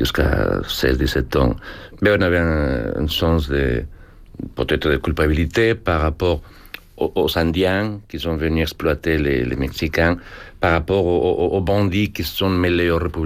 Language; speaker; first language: French; non-native, fluent; Spanish